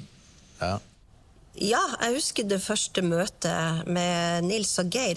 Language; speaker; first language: Norwegian; native; Norwegian